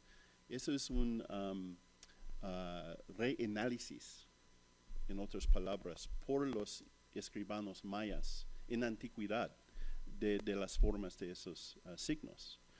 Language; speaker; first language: Spanish; non-native, fluent; English